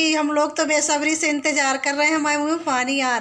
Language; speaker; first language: Hindi; native; Hindi